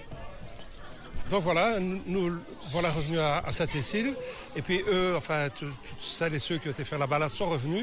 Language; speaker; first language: French; native; French